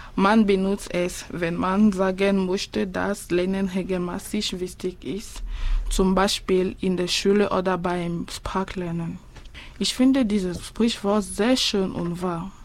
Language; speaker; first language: German; non-native, fluent; French